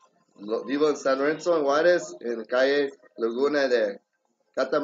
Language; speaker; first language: Spanish; early bilingual, heritage; English